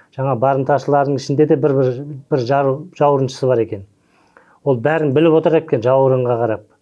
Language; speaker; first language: Kazakh; native; Kazakh